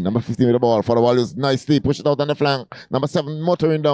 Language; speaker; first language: English; native; English